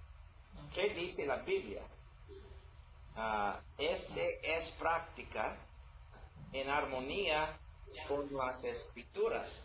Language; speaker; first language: Spanish; non-native, learner; English